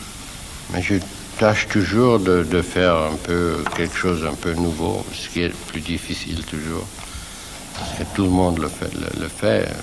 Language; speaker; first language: French; non-native, fluent; Swiss German